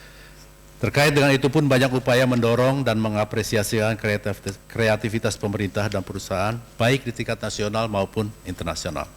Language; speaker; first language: Indonesian; native; Indonesian